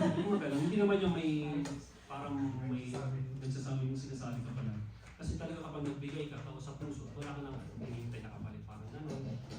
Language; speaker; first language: Filipino; non-native, local second language; Waray